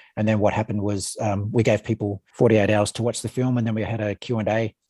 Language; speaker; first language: English; native; English